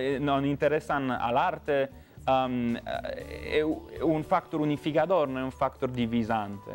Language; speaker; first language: Spanish; non-native, learner; Romanian